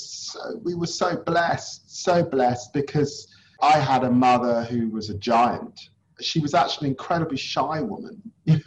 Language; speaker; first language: English; native; English